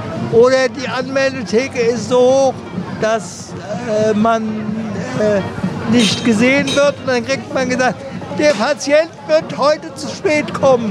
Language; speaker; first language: German; native; German